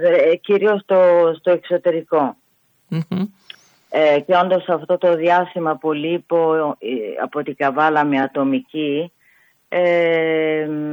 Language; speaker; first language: Greek; non-native, fluent; Italian